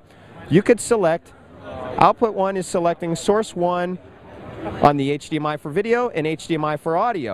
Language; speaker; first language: English; native; English